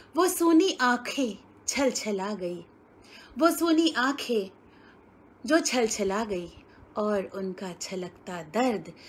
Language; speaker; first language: Hindi; native; Hindi